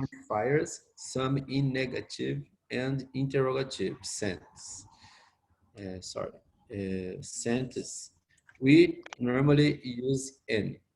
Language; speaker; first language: English; non-native, learner; Portuguese